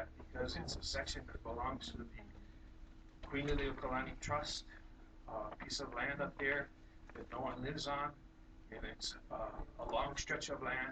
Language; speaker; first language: English; native; English